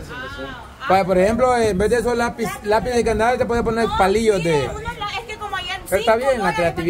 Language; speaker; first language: Spanish; native; Spanish